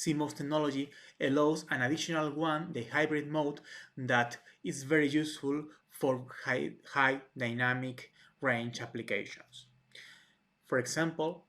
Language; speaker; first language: English; non-native, fluent; Spanish